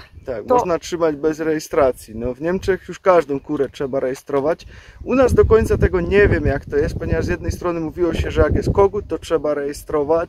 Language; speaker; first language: Polish; native; Polish